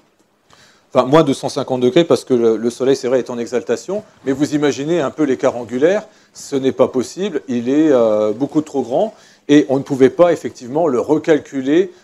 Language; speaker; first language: French; native; French